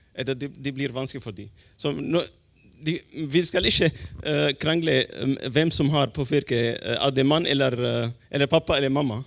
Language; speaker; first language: Norwegian; non-native, learner; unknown